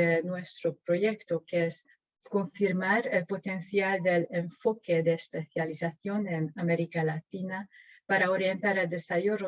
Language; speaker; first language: Spanish; non-native, fluent; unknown